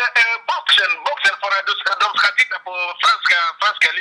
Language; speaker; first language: Swedish; non-native, fluent; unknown